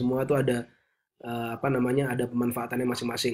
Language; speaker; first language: Indonesian; native; Indonesian